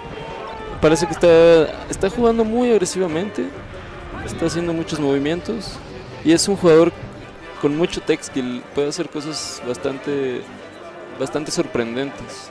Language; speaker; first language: Spanish; native; Spanish